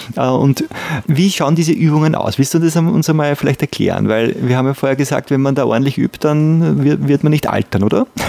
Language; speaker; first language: German; native; German